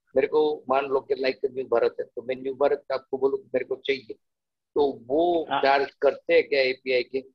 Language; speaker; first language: Hindi; non-native, local second language; Gujarati